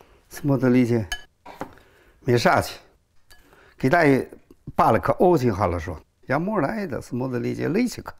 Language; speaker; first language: Russian; non-native, learner; Chinese